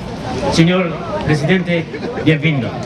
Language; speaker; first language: Portuguese; non-native, learner; Haitian Creole